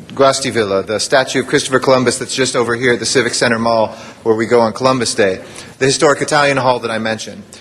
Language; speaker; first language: English; early bilingual, other home language; Italian